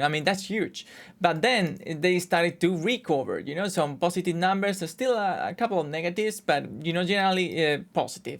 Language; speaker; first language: English; non-native, fluent; Spanish